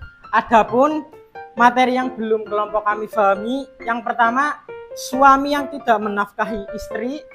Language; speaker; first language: Indonesian; native; Indonesian